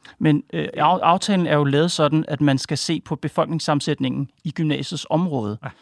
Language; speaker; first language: Danish; native; Danish